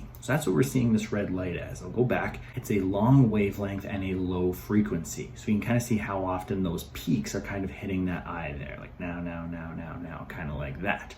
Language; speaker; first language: English; native; English